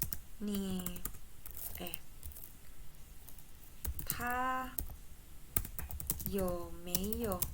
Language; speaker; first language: Chinese; non-native, fluent; Indonesian